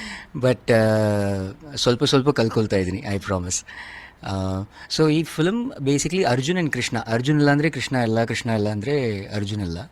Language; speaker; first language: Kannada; non-native, learner; Malayalam